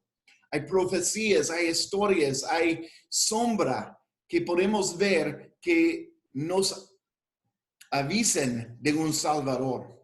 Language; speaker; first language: Spanish; non-native, fluent; English